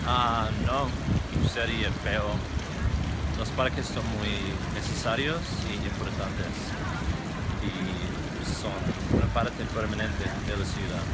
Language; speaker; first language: Spanish; non-native, fluent; English